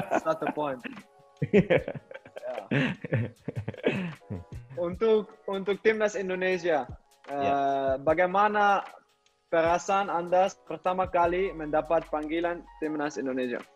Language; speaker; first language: Indonesian; non-native, learner; Dutch